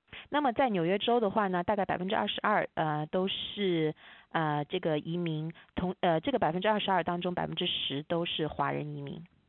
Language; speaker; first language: Chinese; native; Chinese